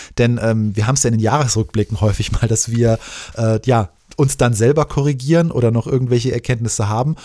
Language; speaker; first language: German; native; German